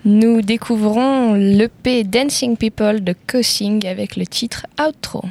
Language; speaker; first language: French; native; French